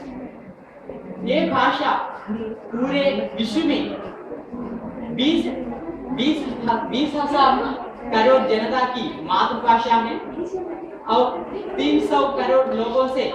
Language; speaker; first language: Hindi; non-native, local second language; Malayalam